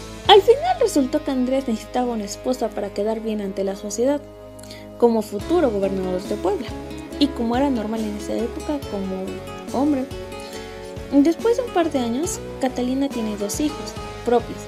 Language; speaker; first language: Spanish; native; Spanish